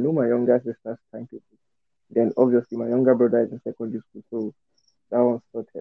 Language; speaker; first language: English; non-native, local second language; Yoruba